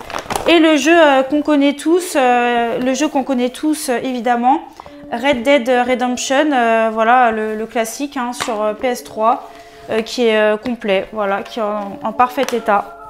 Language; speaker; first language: French; native; French